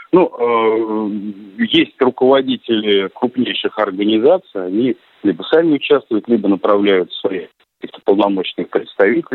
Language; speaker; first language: Russian; native; Russian